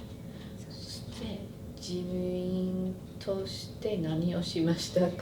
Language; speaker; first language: Japanese; non-native, learner; English